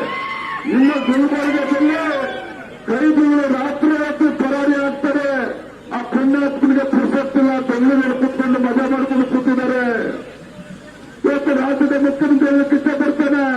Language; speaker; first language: Kannada; native; Kannada